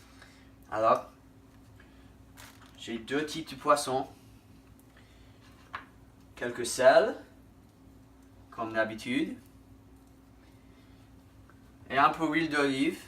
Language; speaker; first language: French; non-native, learner; English